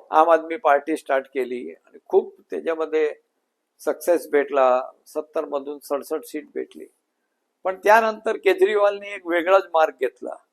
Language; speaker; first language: Marathi; non-native, local second language; Gujarati